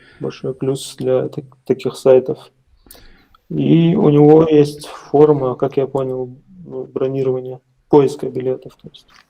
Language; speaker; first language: Russian; non-native, local second language; Ingush